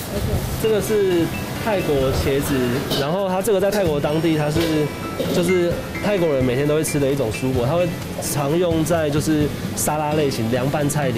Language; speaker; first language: Chinese; native; Chinese